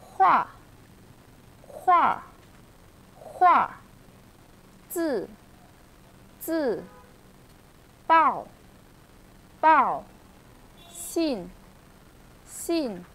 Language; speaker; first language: Chinese; non-native, fluent; Vietnamese